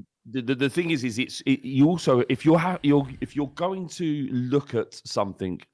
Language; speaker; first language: English; native; English